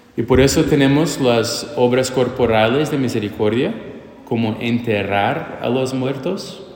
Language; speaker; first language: Spanish; non-native, fluent; Portuguese